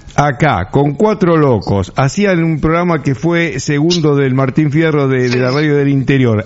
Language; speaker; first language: Spanish; native; Spanish